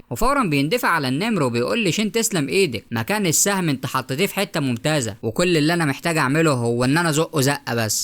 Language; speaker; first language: Arabic; native; Arabic